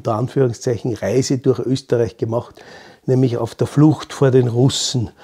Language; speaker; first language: German; native; German